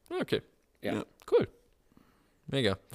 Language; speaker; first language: German; non-native, learner; English